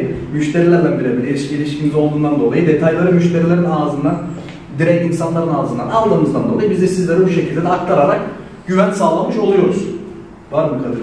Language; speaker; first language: Turkish; native; Turkish